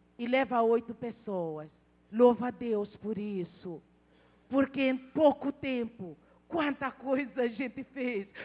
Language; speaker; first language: Portuguese; non-native, local second language; Tsonga